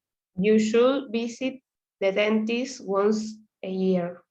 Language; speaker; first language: English; non-native, learner; Spanish